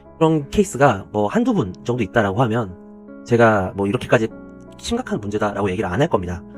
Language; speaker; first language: Korean; native; Korean